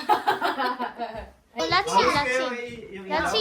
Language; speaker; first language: Dutch; early bilingual, other home language; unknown